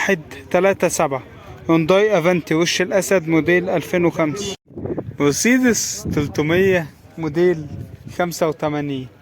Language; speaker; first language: Arabic; native; Arabic